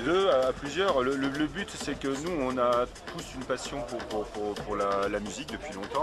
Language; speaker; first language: French; native; French